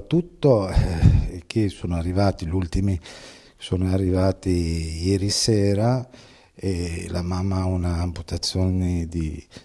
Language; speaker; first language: Italian; non-native, fluent; Arabic